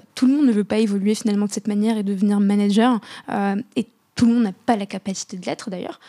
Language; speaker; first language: French; non-native, local second language; Arabic